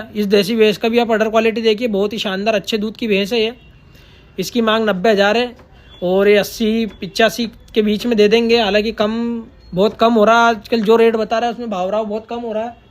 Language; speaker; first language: Hindi; native; Hindi